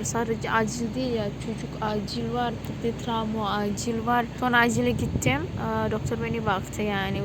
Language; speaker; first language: Turkish; non-native, learner; Indonesian